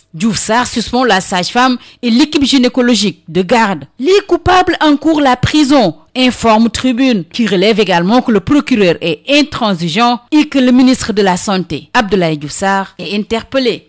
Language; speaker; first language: French; non-native, local second language; Wolof